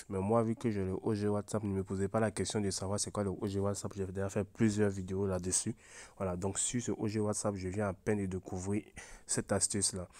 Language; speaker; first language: French; native; French